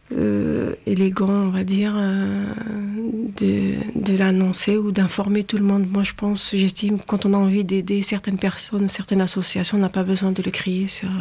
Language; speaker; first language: French; non-native, local second language; Arabic